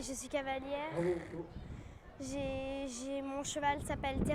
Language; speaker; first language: French; early bilingual, other home language; English